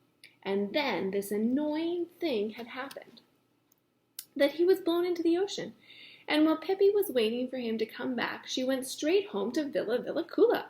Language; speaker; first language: English; native; English